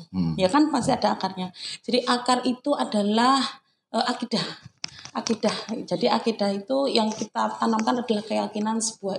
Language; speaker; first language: Indonesian; non-native, local second language; Javanese